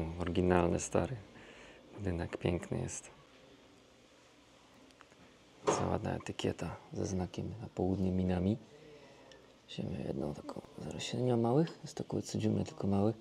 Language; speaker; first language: Polish; native; Polish